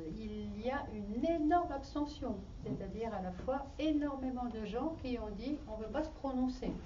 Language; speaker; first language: French; native; French